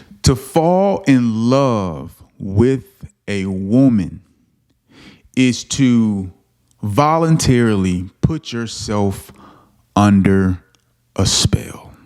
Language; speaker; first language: English; native; English